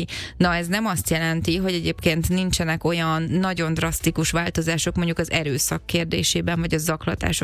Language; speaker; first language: Hungarian; native; Hungarian